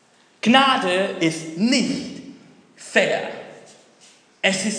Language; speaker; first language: German; non-native, fluent; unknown